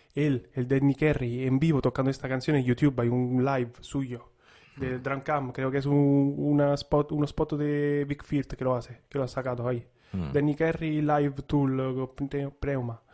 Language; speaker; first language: Spanish; non-native, fluent; Italian